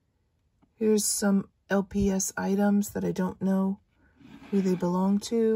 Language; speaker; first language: English; native; English